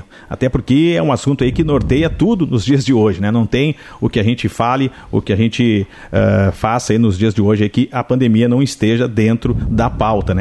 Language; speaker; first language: Portuguese; native; Portuguese